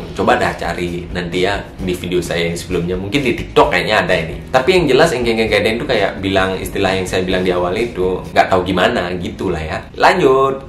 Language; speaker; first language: Indonesian; native; Indonesian